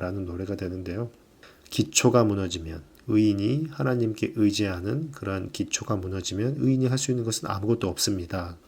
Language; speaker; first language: Korean; native; Korean